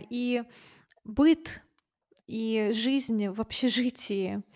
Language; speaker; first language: Russian; native; Russian